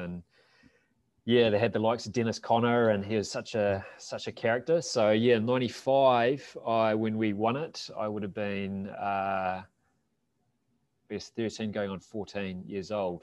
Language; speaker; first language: English; native; English